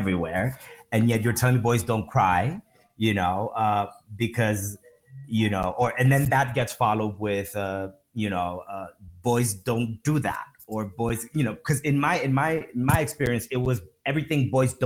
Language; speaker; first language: English; native; English